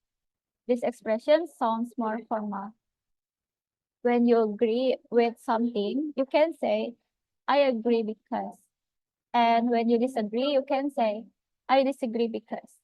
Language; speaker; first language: English; non-native, fluent; Indonesian